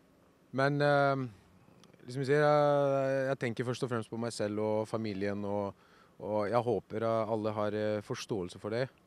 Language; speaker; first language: Norwegian; non-native, fluent; Icelandic